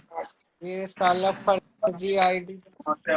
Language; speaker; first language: Hindi; native; Hindi